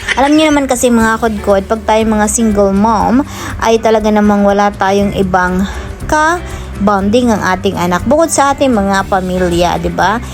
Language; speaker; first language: Filipino; native; Filipino